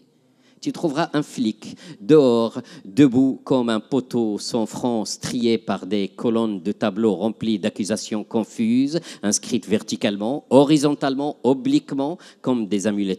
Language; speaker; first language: French; non-native, local second language; Arabic